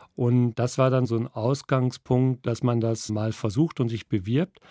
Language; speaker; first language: German; native; German